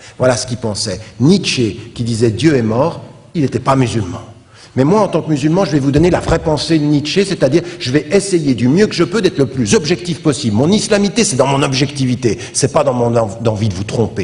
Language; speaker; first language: French; native; French